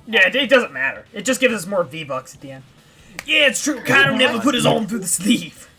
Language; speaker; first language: English; native; English